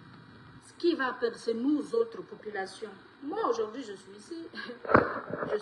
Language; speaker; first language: French; non-native, local second language; Fula